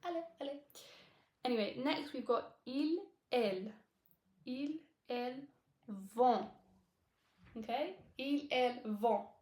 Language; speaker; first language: French; non-native, learner; English